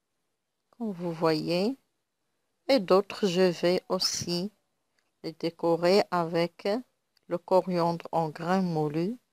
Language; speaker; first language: French; non-native, local second language; Arabic